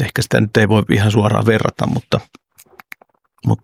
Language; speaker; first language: Finnish; early bilingual, other home language; Oromo